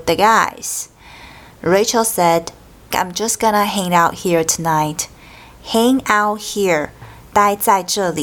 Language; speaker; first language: English; non-native, fluent; Chinese